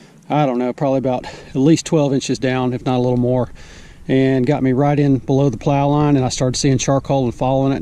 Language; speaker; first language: English; native; English